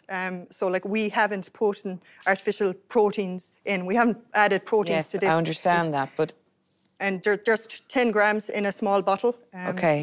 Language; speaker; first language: English; native; English